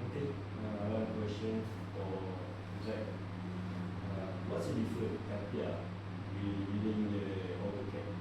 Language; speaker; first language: English; non-native, learner; Malay